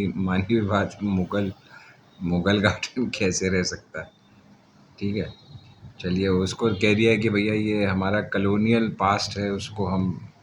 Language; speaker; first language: Hindi; native; Hindi